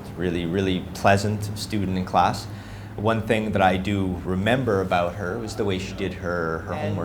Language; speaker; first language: English; non-native, fluent; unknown